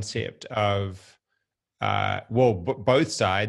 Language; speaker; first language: English; native; English